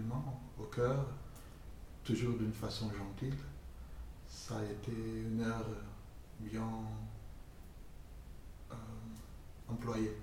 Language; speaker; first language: French; non-native, fluent; English